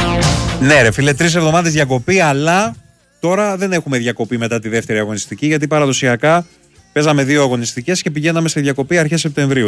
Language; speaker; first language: Greek; native; Greek